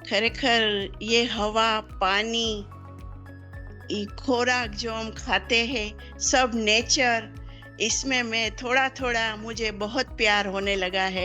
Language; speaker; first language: Hindi; non-native, local second language; Gujarati